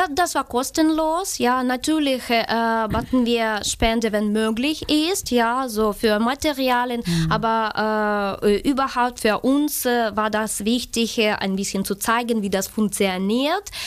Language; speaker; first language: German; non-native, learner; Ukrainian